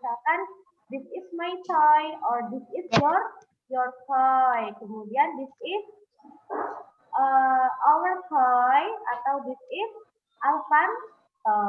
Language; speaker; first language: English; non-native, fluent; Indonesian